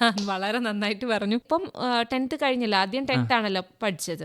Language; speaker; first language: Malayalam; native; Malayalam